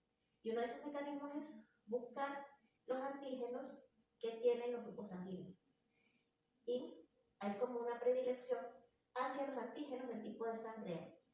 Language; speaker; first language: Spanish; native; Spanish